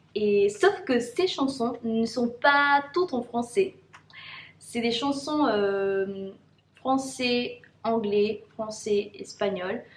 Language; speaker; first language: French; non-native, fluent; Spanish